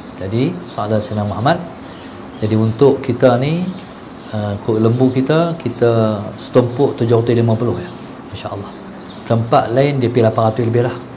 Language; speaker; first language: Malay; native; Malay